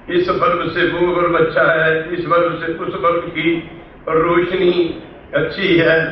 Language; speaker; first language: Urdu; non-native, local second language; Punjabi